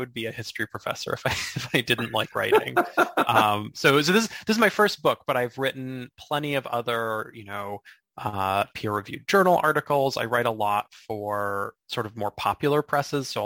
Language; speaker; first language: English; native; English